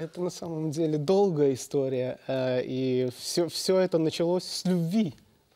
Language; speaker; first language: Russian; native; Russian